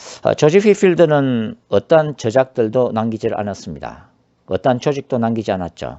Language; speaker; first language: Korean; native; Korean